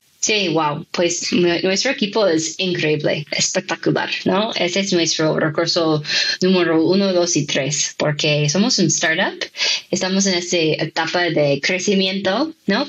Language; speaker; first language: Spanish; non-native, fluent; English